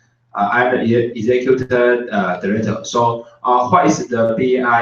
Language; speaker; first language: English; non-native, learner; Chinese